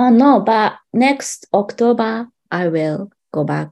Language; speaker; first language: English; non-native, learner; Japanese